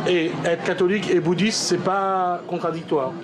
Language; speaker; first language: French; native; French